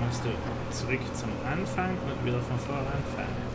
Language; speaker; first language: German; native; German